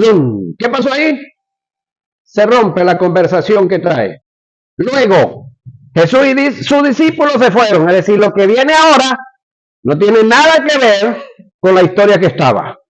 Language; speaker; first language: Spanish; native; Spanish